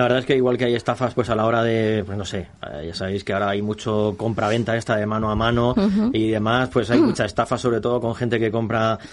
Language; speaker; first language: Spanish; native; Spanish